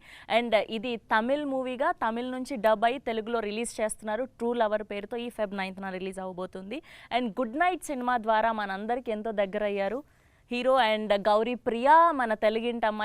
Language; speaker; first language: Telugu; native; Telugu